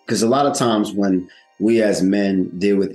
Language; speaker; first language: English; native; English